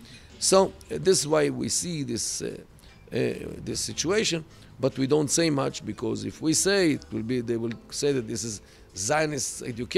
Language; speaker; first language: English; non-native, fluent; Hebrew